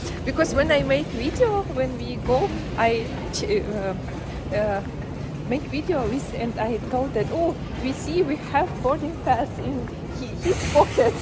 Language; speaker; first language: English; non-native, learner; Russian